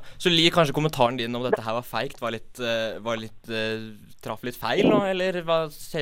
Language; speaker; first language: Norwegian; native; Norwegian